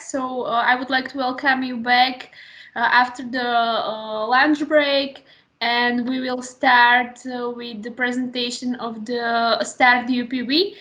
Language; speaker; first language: English; non-native, fluent; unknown